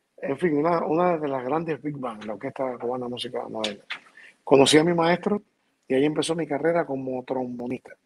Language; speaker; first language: Spanish; native; Spanish